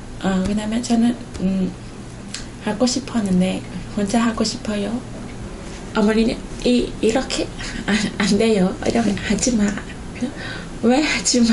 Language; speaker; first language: Korean; non-native, learner; Thai